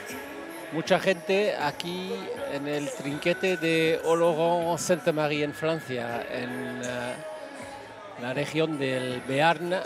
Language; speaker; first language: Spanish; non-native, fluent; French